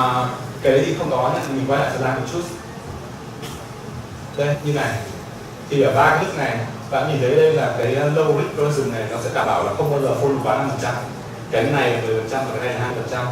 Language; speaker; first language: Vietnamese; native; Vietnamese